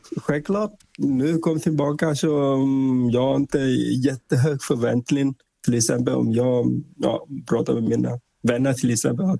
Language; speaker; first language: Swedish; non-native, fluent; Vietnamese